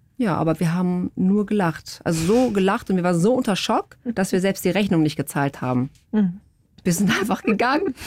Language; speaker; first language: German; non-native, fluent; Portuguese